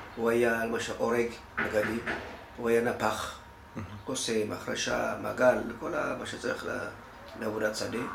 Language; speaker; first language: Hebrew; non-native, fluent; Amharic